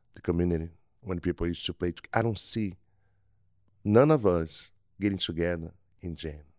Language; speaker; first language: English; non-native, learner; Portuguese